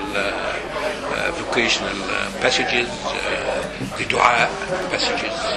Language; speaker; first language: English; non-native, fluent; Arabic